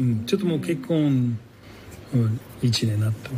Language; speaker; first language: Japanese; non-native, learner; English